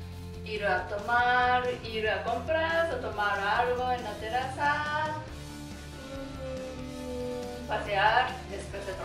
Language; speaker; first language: Spanish; non-native, learner; Japanese